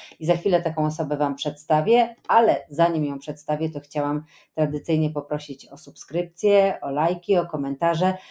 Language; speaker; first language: Polish; native; Polish